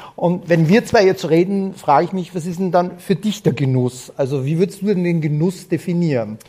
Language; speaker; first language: German; native; German